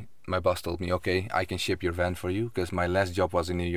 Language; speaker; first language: English; non-native, fluent; Dutch